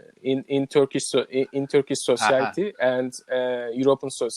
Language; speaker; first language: English; non-native, learner; Turkish